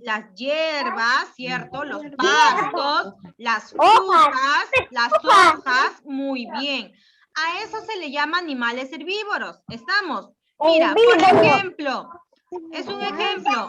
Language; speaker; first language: Spanish; native; Spanish